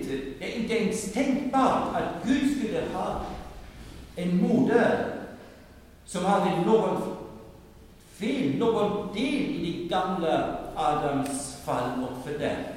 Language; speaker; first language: Swedish; non-native, fluent; German